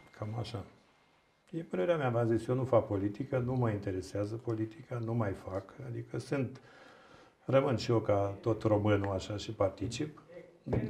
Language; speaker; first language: Romanian; native; Romanian